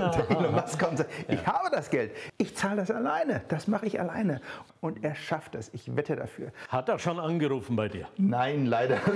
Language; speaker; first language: German; native; German